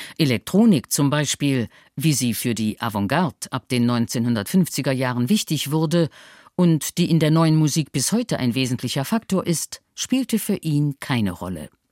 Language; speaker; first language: German; native; German